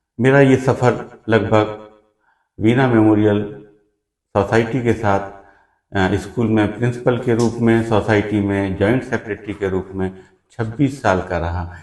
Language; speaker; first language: Hindi; native; Hindi